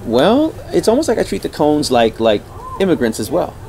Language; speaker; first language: English; native; English